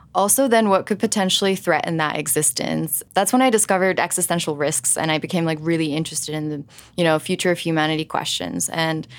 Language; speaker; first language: English; early bilingual, other home language; Finnish